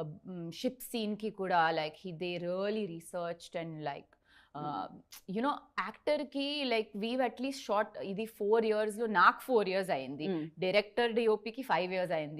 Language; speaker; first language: Telugu; non-native, learner; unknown